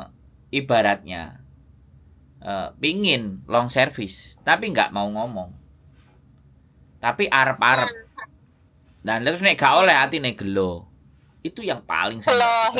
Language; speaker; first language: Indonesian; non-native, local second language; Javanese